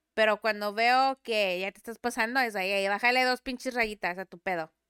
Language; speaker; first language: Spanish; native; Spanish